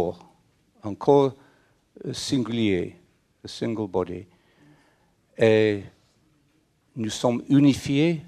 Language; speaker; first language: French; non-native, fluent; English